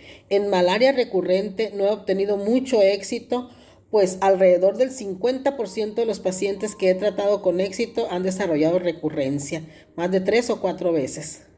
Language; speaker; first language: Spanish; native; Spanish